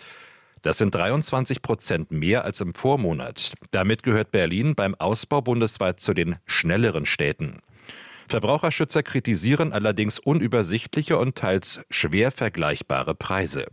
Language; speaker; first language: German; native; German